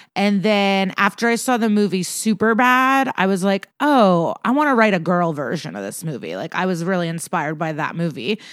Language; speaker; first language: English; early bilingual, other home language; Russian